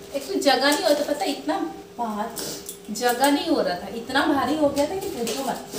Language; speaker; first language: Hindi; non-native, local second language; Bangla